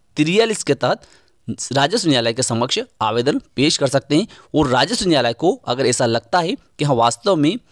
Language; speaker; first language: Hindi; native; Hindi